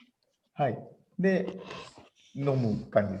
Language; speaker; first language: Japanese; native; Japanese